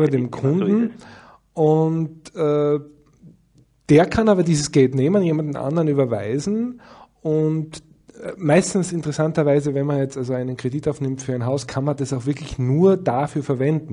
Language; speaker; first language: German; native; German